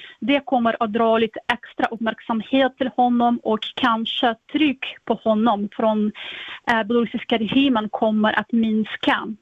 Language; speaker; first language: Swedish; non-native, fluent; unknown